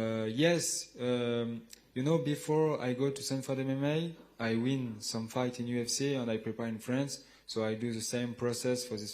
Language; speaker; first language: English; non-native, learner; French